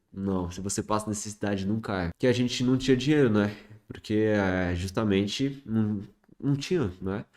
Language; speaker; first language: Portuguese; early bilingual, other home language; French